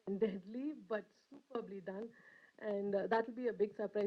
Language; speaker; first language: English; non-native, local second language; Telugu